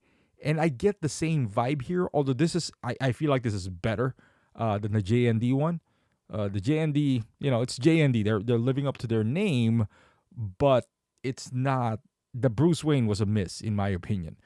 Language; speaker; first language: English; native; English